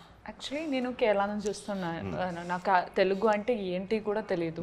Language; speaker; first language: Telugu; non-native, learner; Malayalam